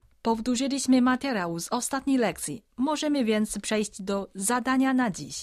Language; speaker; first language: Polish; non-native, fluent; Chinese